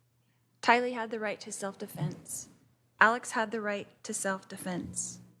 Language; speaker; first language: English; native; English